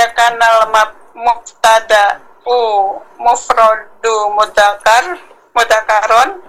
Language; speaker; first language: Arabic; non-native, learner; Indonesian